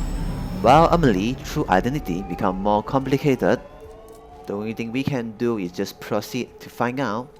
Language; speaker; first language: English; non-native, learner; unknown